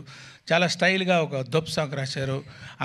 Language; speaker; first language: Telugu; non-native, local second language; Tamil